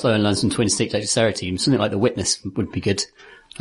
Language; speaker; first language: English; native; English